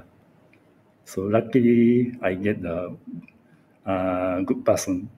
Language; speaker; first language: English; non-native, learner; Japanese